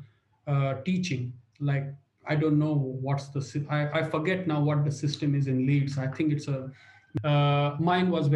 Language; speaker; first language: English; non-native, local second language; Marathi